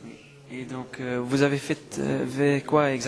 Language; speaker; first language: French; non-native, fluent; Dutch